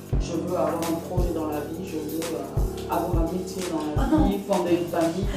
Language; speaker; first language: French; early bilingual, other home language; Arabic